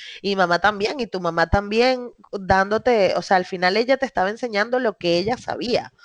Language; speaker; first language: Spanish; native; Spanish